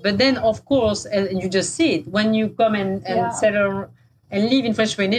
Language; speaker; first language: English; non-native, fluent; French